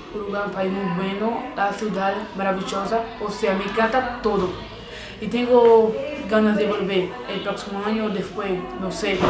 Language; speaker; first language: Spanish; non-native, learner; Portuguese